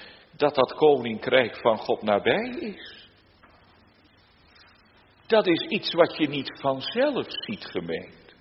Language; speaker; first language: Dutch; native; Dutch